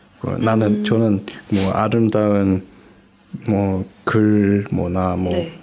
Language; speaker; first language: Korean; non-native, fluent; English